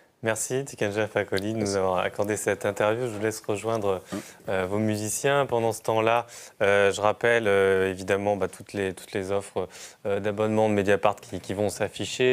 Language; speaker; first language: French; native; French